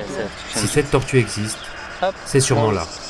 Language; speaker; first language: French; native; French